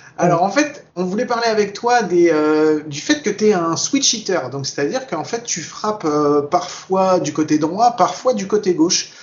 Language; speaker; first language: French; native; French